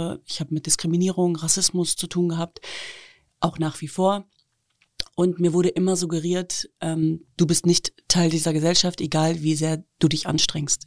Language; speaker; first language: German; native; German